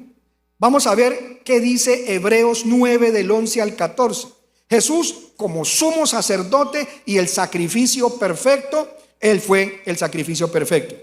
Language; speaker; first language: Spanish; native; Spanish